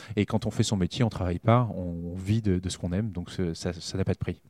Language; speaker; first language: French; native; French